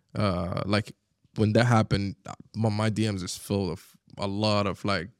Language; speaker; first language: English; non-native, fluent; Arabic